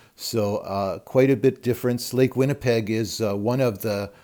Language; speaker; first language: English; native; English